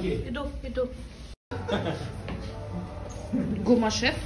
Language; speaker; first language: Russian; native; Russian